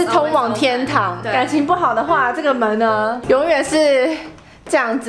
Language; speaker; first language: Chinese; native; Chinese